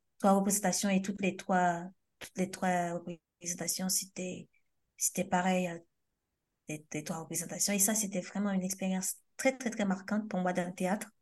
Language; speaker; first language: French; non-native, local second language; Haitian Creole